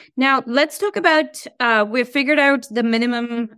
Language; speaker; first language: English; non-native, local second language; Hindi